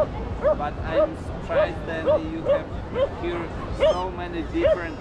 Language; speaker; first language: English; non-native, learner; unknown